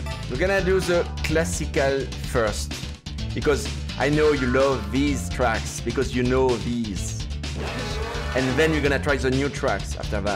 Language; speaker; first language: English; non-native, fluent; French